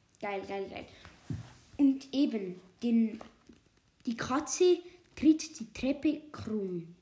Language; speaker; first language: German; native; German